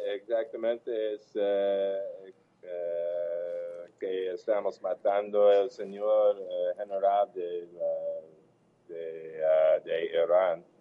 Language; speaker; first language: Portuguese; non-native, learner; English